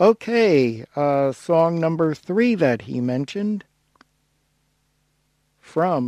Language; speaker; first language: English; native; English